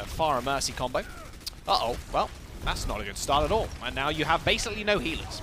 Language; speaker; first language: English; native; English